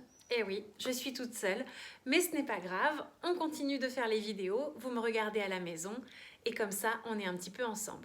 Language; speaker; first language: French; native; French